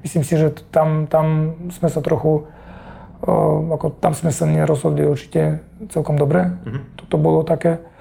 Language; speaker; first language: Slovak; non-native, fluent; Russian